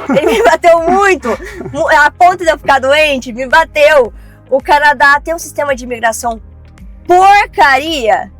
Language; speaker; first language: Portuguese; native; Portuguese